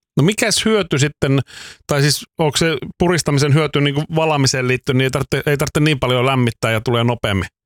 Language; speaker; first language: Finnish; native; Finnish